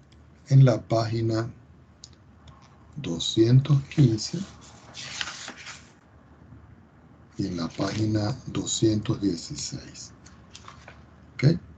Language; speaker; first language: Spanish; native; Spanish